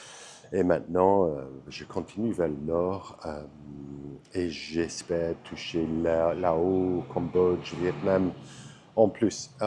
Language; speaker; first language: French; non-native, fluent; English